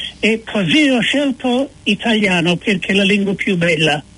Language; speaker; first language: Italian; non-native, fluent; English